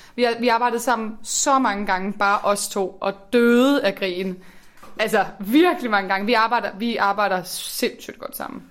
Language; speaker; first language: Danish; native; Danish